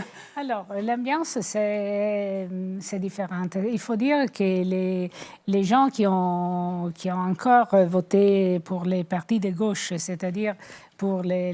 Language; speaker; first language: French; non-native, fluent; Italian